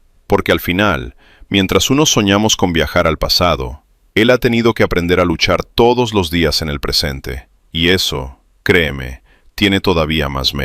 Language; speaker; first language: Spanish; native; Spanish